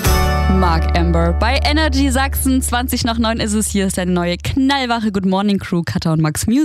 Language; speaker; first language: German; native; German